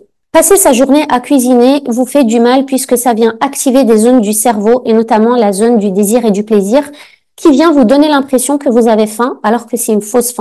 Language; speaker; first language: French; native; French